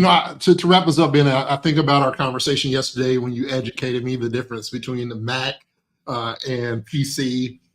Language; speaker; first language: English; native; English